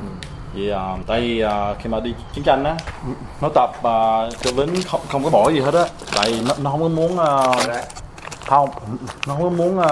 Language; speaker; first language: Vietnamese; early bilingual, heritage; Vietnamese